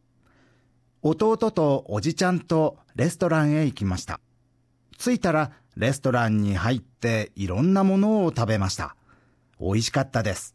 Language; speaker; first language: Japanese; native; Japanese